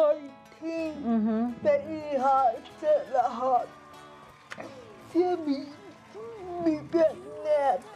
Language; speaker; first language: Vietnamese; early bilingual, heritage; Vietnamese